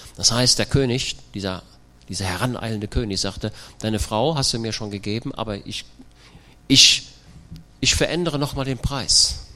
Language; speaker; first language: German; native; German